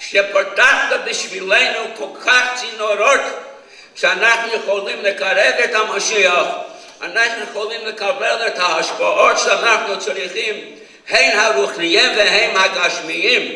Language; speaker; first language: Hebrew; non-native, fluent; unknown